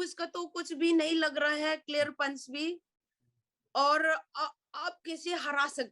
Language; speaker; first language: Hindi; non-native, local second language; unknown